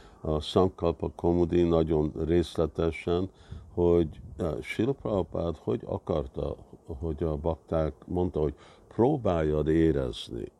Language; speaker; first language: Hungarian; early bilingual, heritage; Hungarian